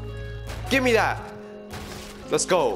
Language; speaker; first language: English; native; English